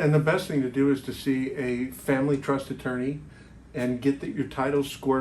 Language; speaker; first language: English; native; English